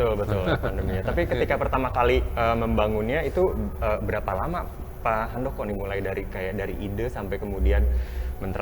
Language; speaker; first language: Indonesian; native; Indonesian